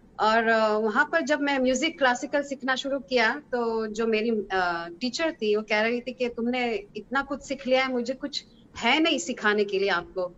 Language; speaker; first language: Hindi; non-native, fluent; Hebrew